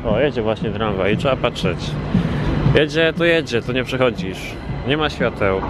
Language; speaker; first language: Polish; native; Polish